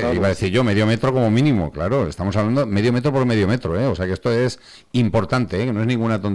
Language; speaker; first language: Spanish; native; Spanish